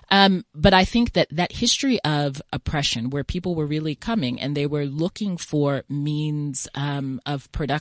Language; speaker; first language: English; native; English